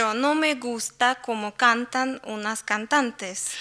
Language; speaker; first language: Spanish; non-native, learner; Russian